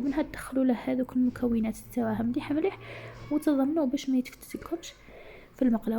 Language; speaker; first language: Arabic; native; Arabic